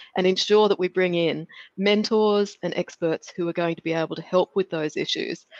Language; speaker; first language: English; native; English